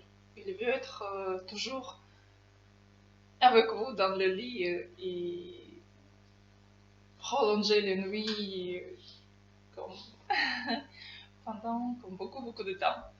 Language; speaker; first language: French; non-native, fluent; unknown